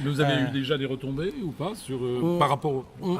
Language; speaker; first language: French; native; French